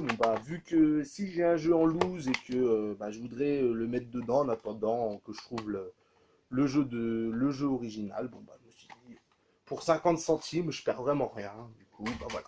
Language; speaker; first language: French; native; French